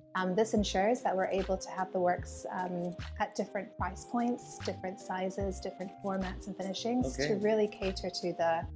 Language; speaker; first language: English; native; English